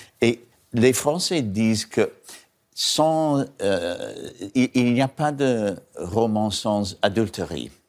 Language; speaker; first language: French; non-native, learner; English